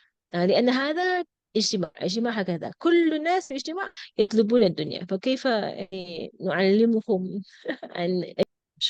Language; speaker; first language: Arabic; non-native, fluent; English